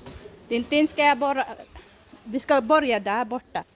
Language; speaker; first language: Swedish; non-native, learner; Filipino